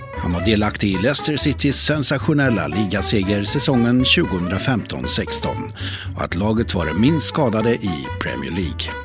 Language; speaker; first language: Swedish; native; Swedish